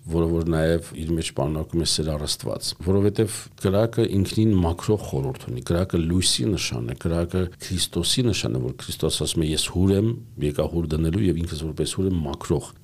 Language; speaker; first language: Armenian; native; Armenian